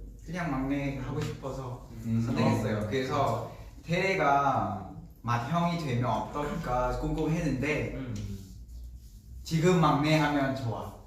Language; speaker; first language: Korean; non-native, fluent; Vietnamese